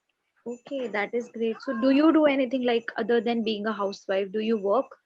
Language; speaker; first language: English; non-native, local second language; Hindi